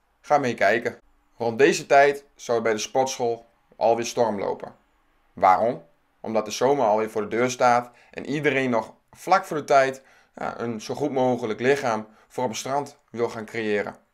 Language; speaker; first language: Dutch; native; Dutch